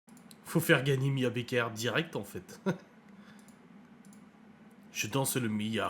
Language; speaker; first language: French; native; French